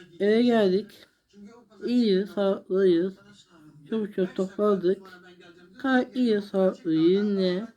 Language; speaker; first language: Turkish; non-native, learner; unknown